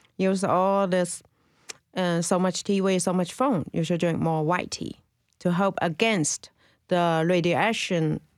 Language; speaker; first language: English; non-native, learner; Chinese